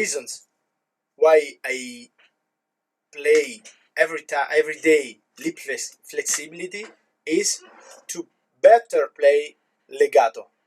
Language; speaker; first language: English; non-native, learner; Italian